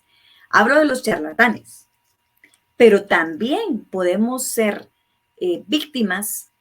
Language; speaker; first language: Spanish; native; Spanish